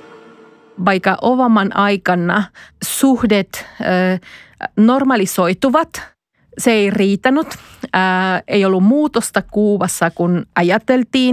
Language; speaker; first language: Finnish; non-native, fluent; Spanish